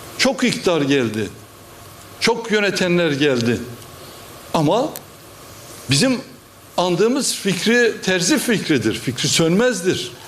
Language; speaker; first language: Turkish; non-native, local second language; Kurdish